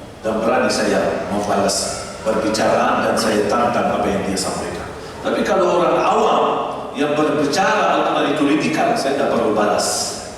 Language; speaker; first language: Indonesian; non-native, fluent; Arabic